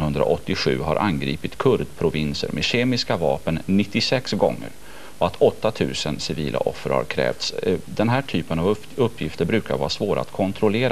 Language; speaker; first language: Swedish; native; Swedish